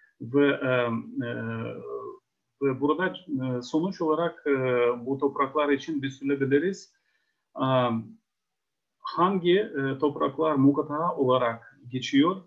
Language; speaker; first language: Turkish; non-native, fluent; Ukrainian